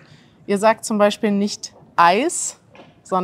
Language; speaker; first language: German; native; German